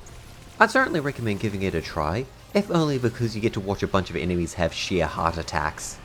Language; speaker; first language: English; native; English